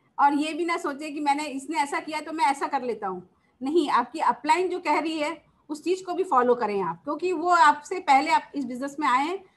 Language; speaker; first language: Hindi; native; Hindi